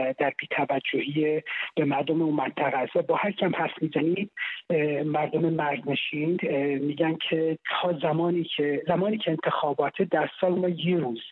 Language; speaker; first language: Persian; non-native, local second language; Central Kurdish